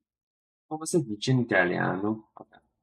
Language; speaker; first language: Italian; non-native, learner; English